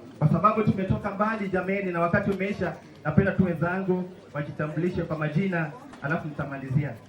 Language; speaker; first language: Swahili; non-native, local second language; Luyia